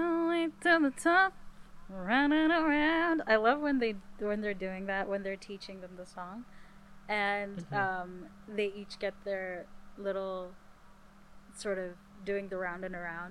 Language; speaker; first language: English; native; English